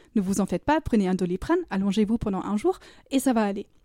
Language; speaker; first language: French; non-native, fluent; German